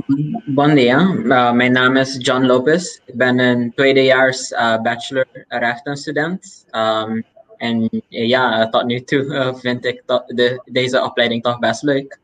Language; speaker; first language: Dutch; non-native, local second language; Papiamento